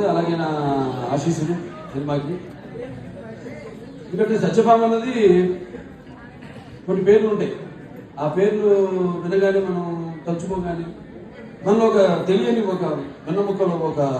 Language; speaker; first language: Telugu; native; Telugu